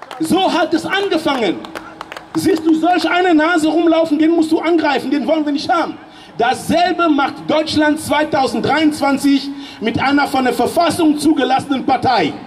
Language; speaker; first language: German; early bilingual, other home language; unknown